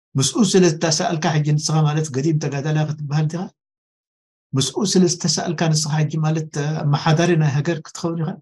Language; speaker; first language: Tigrinya; native; Tigrinya